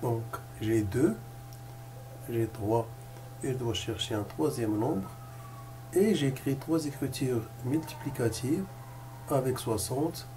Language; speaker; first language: French; non-native, local second language; Arabic